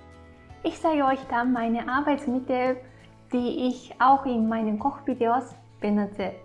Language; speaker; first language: German; non-native, fluent; Japanese